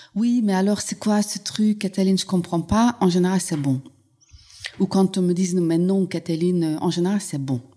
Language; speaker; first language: French; non-native, fluent; Hungarian